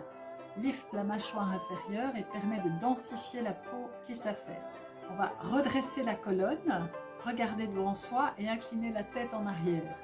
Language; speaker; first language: French; native; French